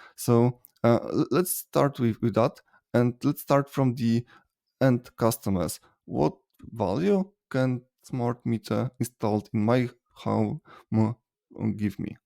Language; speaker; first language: English; non-native, fluent; Polish